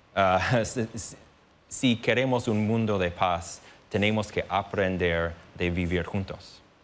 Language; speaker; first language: Spanish; non-native, fluent; English